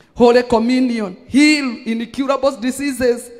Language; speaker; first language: English; non-native, local second language; Swahili